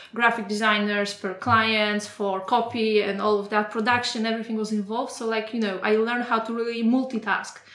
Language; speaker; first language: English; non-native, fluent; Polish